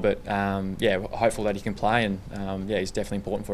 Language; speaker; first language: English; native; English